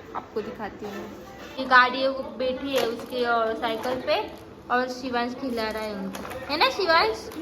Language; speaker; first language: Hindi; non-native, local second language; Marathi